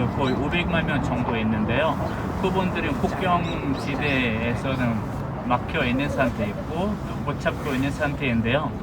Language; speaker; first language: Korean; non-native, fluent; Arabic